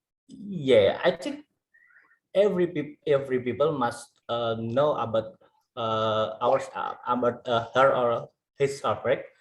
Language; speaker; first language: English; non-native, learner; Indonesian